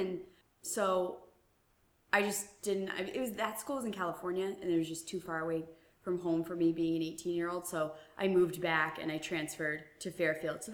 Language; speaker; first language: English; native; English